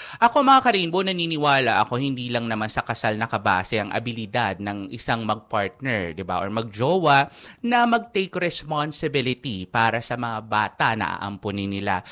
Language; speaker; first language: Filipino; non-native, local second language; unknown